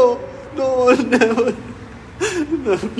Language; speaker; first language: English; non-native, learner; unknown